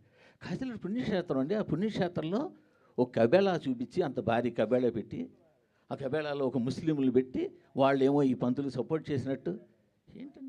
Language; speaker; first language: Telugu; native; Telugu